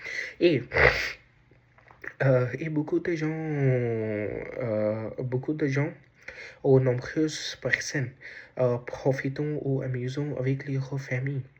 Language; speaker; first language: French; non-native, learner; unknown